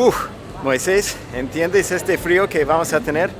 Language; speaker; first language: Spanish; non-native, fluent; English